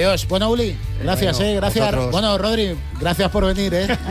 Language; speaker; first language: Spanish; native; Spanish